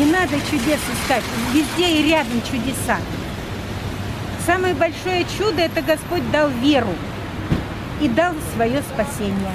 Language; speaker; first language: Russian; native; Russian